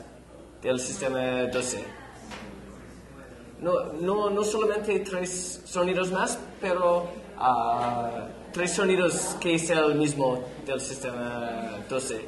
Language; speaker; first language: Spanish; non-native, learner; English